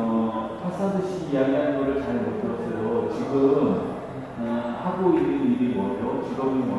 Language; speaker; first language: Korean; native; Korean